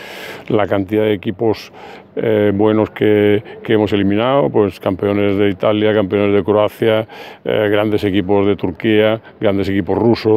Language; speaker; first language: Spanish; native; Spanish